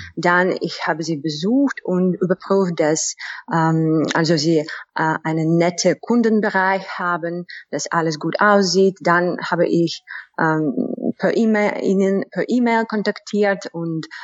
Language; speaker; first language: German; non-native, fluent; Russian